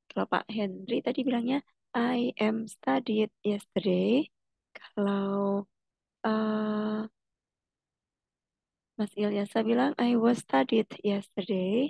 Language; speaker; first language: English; non-native, fluent; Indonesian